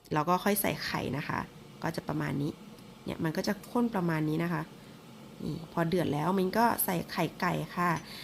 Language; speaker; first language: Thai; native; Thai